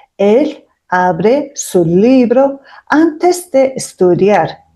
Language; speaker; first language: Spanish; non-native, fluent; Mongolian